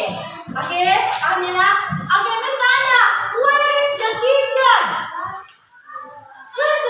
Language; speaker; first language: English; non-native, learner; Indonesian